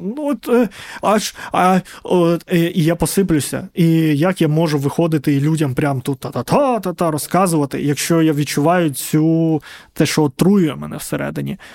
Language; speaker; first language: Ukrainian; non-native, local second language; Russian